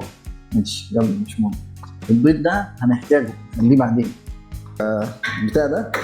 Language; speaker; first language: Arabic; native; Arabic